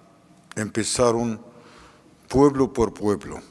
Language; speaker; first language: Spanish; non-native, fluent; Arabic